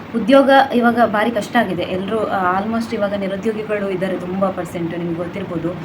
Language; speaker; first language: Kannada; non-native, local second language; Tulu